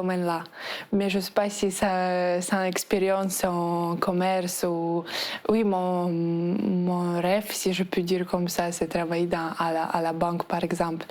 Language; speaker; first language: French; non-native, fluent; Ukrainian